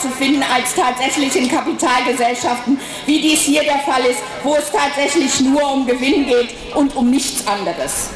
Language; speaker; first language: German; native; German